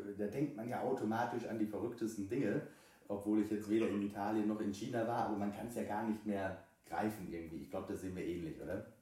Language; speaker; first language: German; native; German